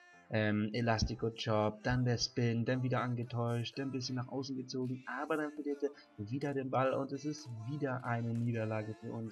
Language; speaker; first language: German; native; German